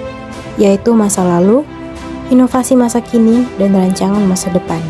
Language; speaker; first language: Indonesian; native; Indonesian